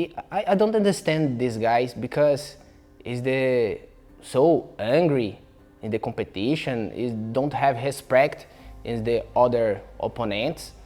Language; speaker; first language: English; non-native, learner; Portuguese